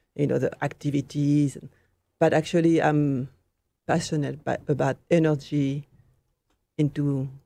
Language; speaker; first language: English; non-native, fluent; French